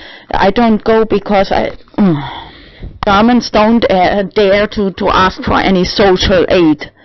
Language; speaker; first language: English; non-native, learner; German